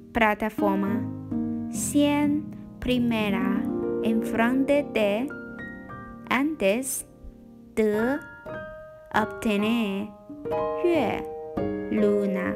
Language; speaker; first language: Spanish; non-native, learner; Chinese